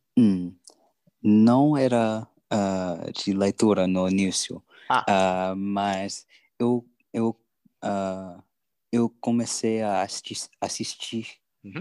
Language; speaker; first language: Portuguese; non-native, learner; English